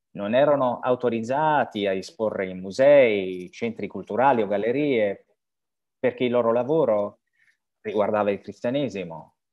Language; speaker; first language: Italian; non-native, fluent; French